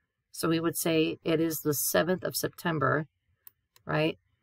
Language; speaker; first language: English; native; English